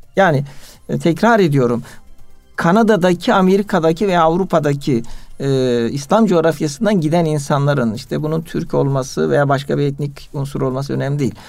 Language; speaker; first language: Turkish; native; Turkish